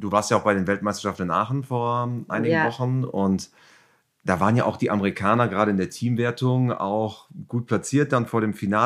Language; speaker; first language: German; native; German